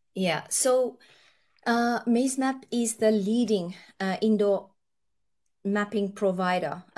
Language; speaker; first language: English; early bilingual, other home language; Nepali